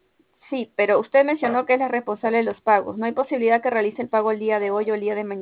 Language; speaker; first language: Spanish; native; Spanish